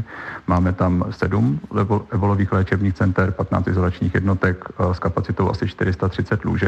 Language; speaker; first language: Czech; native; Czech